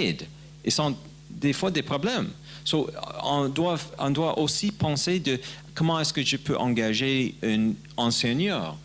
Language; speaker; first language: French; non-native, learner; English